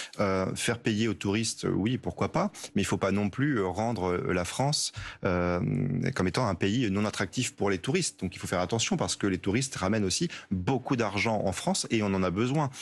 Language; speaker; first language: French; native; French